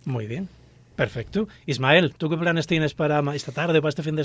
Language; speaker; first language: Spanish; native; Spanish